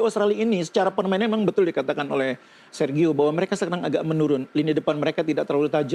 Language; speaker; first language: Indonesian; native; Indonesian